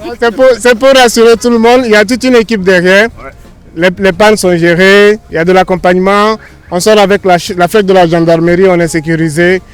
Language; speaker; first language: French; non-native, local second language; Wolof